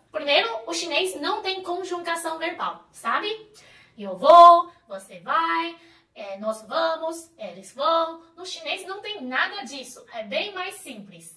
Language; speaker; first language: Portuguese; non-native, fluent; Chinese